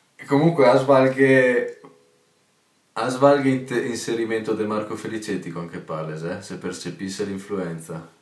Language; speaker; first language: Italian; native; Italian